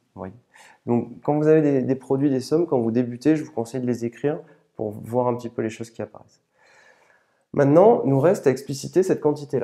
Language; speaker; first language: French; native; French